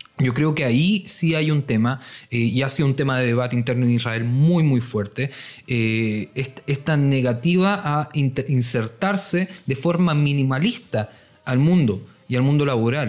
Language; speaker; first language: Spanish; native; Spanish